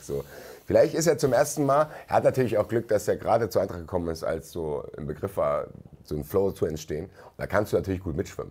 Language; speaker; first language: German; native; German